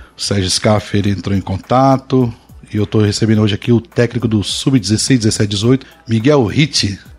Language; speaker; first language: Portuguese; native; Portuguese